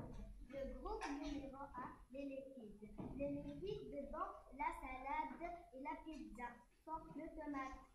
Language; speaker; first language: French; non-native, learner; Arabic